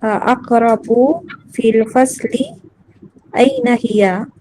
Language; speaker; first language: Arabic; non-native, learner; Filipino